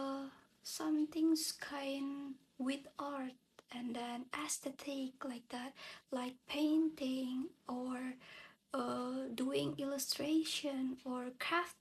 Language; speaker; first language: English; non-native, learner; Indonesian